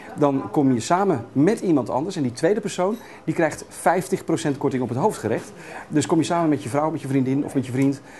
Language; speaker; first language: Dutch; native; Dutch